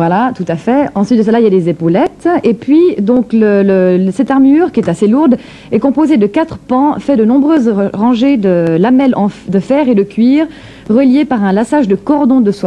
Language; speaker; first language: French; native; French